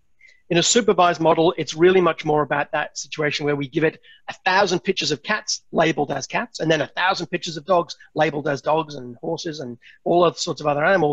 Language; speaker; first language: English; native; English